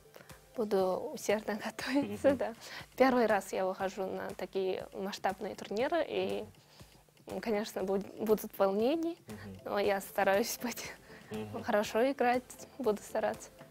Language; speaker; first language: Russian; non-native, local second language; Kyrgyz